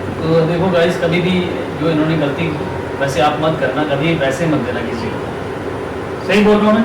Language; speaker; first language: Hindi; native; Hindi